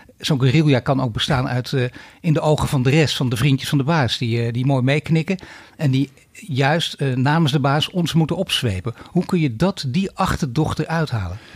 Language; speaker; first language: Dutch; native; Dutch